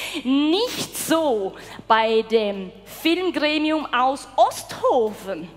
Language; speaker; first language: German; native; German